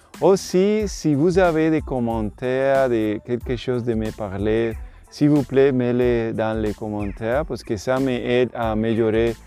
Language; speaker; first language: French; non-native, learner; Spanish